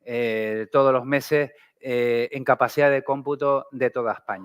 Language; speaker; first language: Spanish; native; Spanish